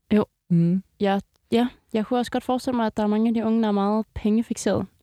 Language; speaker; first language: Danish; native; Danish